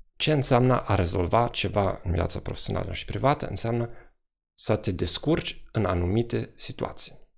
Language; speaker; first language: Romanian; non-native, fluent; German